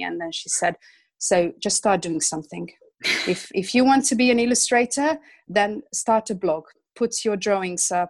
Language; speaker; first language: English; non-native, fluent; Hungarian